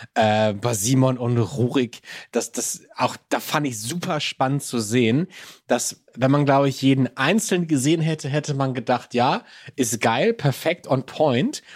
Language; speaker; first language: German; native; German